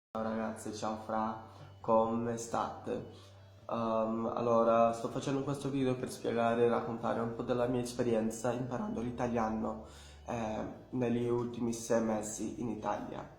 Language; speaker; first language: Italian; non-native, learner; Portuguese